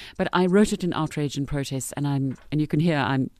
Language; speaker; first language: English; native; English